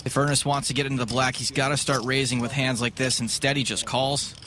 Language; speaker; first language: English; native; English